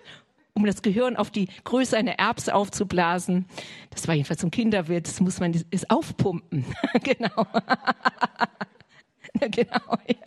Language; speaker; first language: German; native; German